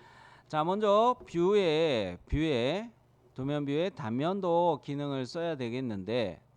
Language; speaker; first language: Korean; native; Korean